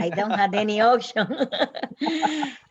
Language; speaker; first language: English; non-native, learner; Spanish